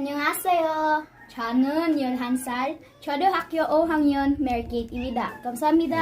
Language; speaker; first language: Korean; non-native, learner; Cebuano